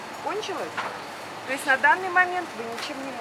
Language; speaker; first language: Russian; native; Russian